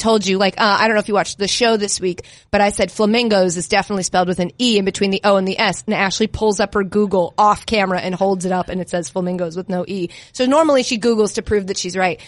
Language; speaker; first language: English; native; English